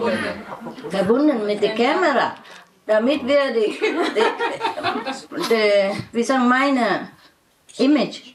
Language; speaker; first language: German; non-native, learner; Vietnamese